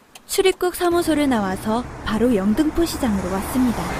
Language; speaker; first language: Korean; native; Korean